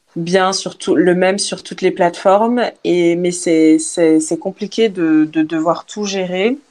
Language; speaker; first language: French; native; French